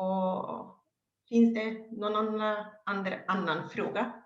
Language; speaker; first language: Swedish; non-native, fluent; Italian